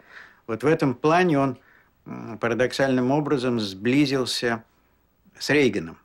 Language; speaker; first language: Russian; native; Russian